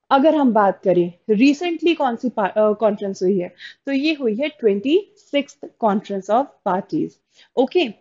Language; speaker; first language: Hindi; native; Hindi